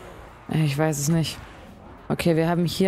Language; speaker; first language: German; native; German